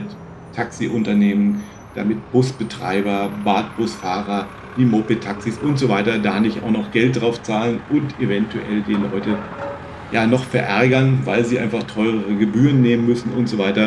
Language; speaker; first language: German; native; German